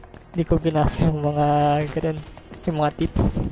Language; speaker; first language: Filipino; native; Filipino